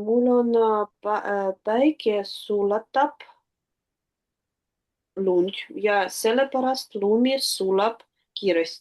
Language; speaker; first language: Estonian; non-native, learner; Russian